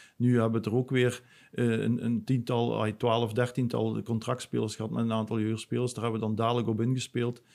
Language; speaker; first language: Dutch; native; Dutch